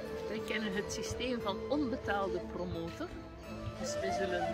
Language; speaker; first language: Dutch; native; Dutch